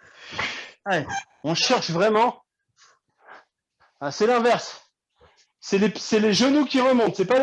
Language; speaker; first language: French; native; French